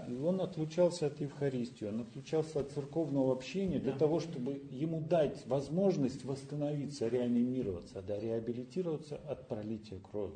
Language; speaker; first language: Russian; native; Russian